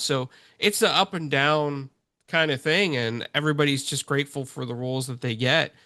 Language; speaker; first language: English; native; English